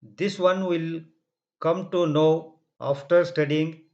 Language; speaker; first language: English; non-native, local second language; Kannada